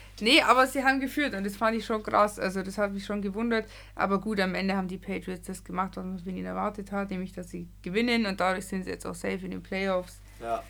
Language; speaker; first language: German; native; German